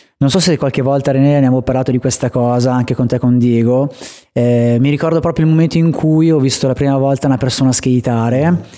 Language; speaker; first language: Italian; native; Italian